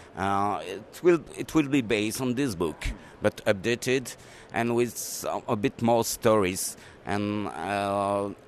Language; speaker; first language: English; non-native, learner; French